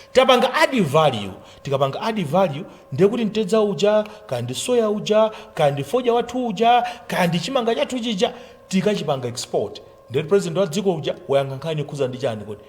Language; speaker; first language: Nyanja; native; Nyanja